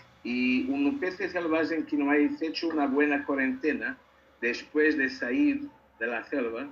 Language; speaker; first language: Spanish; non-native, learner; Portuguese